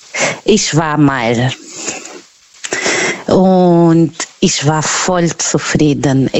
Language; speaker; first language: German; non-native, learner; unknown